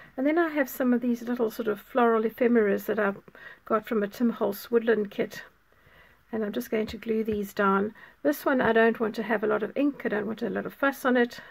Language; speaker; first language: English; native; English